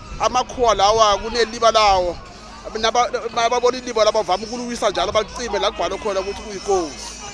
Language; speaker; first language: Zulu; non-native, local second language; South Ndebele